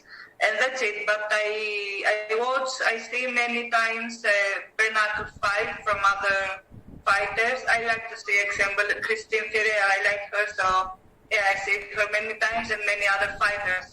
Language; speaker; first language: English; non-native, learner; Greek